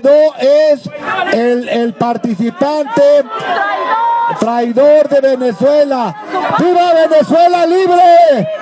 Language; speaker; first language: Spanish; native; Spanish